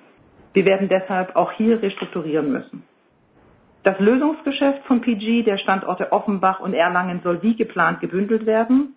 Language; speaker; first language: German; native; German